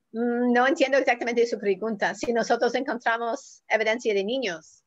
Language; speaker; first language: Spanish; non-native, learner; English